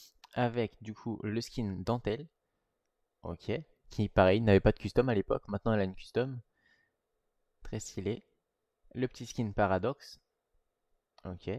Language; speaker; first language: French; native; French